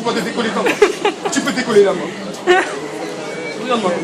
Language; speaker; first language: French; native; French